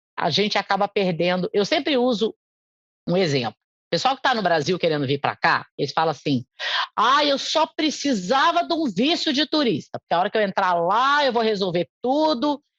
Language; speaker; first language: Portuguese; native; Portuguese